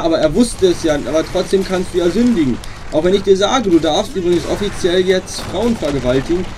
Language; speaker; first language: German; native; German